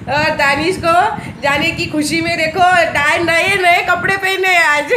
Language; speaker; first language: Hindi; native; Hindi